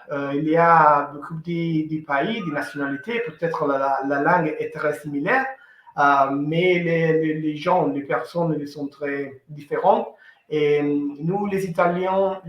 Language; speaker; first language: French; non-native, fluent; Italian